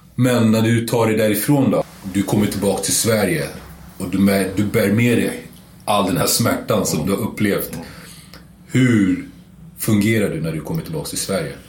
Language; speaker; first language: Swedish; native; Swedish